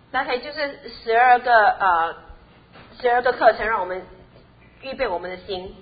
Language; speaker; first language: Chinese; native; Chinese